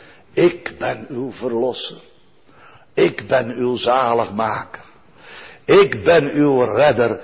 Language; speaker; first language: Dutch; native; Dutch